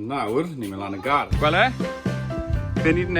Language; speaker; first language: Welsh; native; Welsh